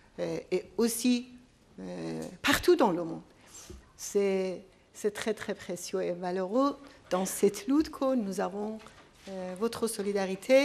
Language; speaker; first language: French; non-native, fluent; Persian